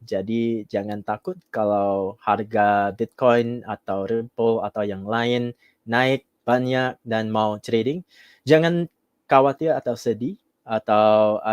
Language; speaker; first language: Indonesian; non-native, fluent; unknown